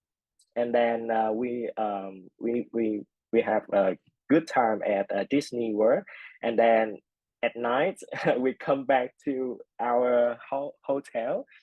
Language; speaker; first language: English; non-native, fluent; Vietnamese